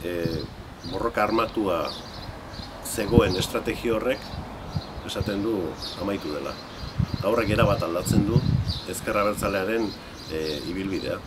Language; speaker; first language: Basque; native; Basque